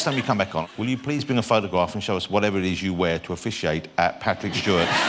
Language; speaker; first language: English; native; English